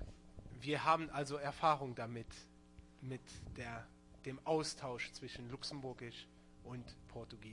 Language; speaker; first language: German; non-native, local second language; Luxembourgish